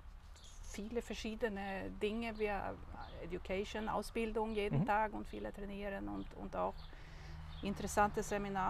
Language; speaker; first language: German; non-native, learner; Swedish